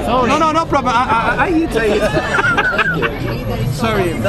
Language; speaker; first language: English; non-native, learner; Portuguese